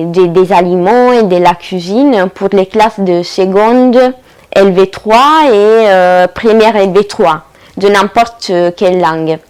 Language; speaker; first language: French; non-native, fluent; Italian